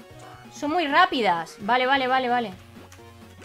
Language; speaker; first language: Spanish; native; Spanish